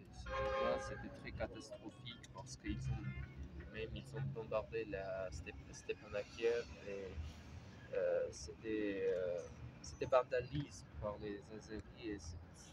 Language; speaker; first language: French; non-native, learner; Armenian